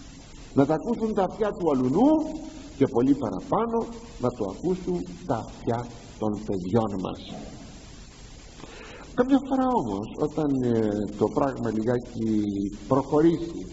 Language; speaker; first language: Greek; native; Greek